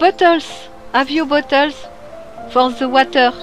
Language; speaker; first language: English; non-native, learner; French